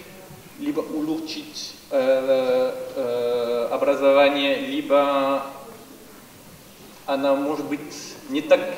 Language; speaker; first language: Russian; non-native, fluent; French